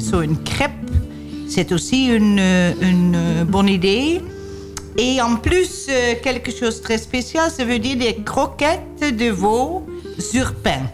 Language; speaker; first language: French; non-native, learner; Dutch